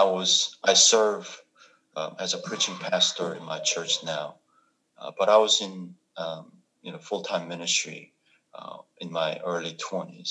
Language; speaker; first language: English; non-native, fluent; Korean